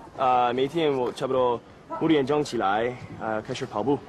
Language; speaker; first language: Chinese; non-native, learner; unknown